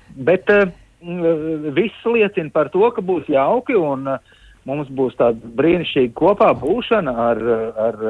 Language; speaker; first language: Latvian; native; Latvian